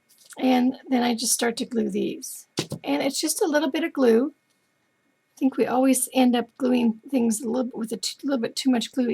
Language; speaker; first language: English; native; English